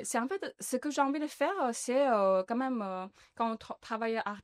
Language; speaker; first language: French; non-native, learner; Chinese